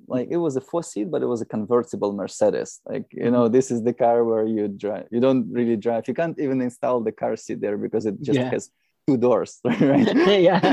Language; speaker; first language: English; non-native, fluent; Russian